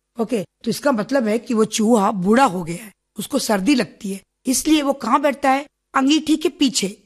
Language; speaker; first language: Hindi; non-native, local second language; Malayalam